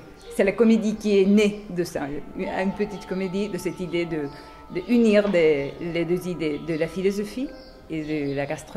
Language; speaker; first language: French; non-native, fluent; Spanish